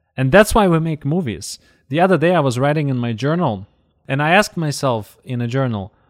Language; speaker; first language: English; non-native, fluent; Russian